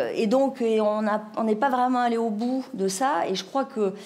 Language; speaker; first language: French; native; French